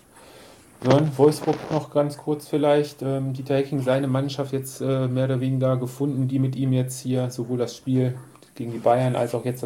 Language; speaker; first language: German; native; German